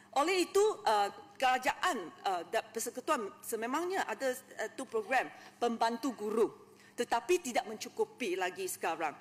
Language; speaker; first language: Malay; non-native, local second language; Chinese